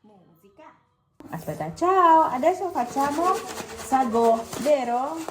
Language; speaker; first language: Italian; non-native, learner; Filipino